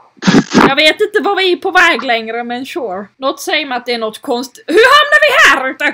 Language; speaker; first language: Swedish; native; Swedish